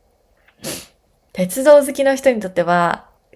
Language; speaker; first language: Japanese; native; Japanese